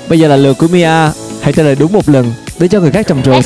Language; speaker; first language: Vietnamese; native; Vietnamese